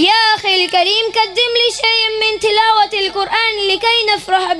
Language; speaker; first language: Arabic; non-native, learner; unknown